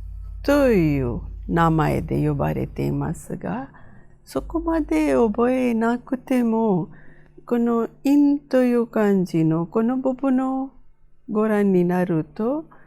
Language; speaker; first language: Japanese; non-native, fluent; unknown